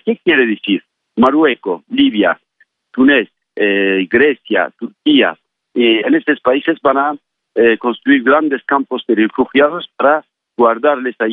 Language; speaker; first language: Spanish; non-native, fluent; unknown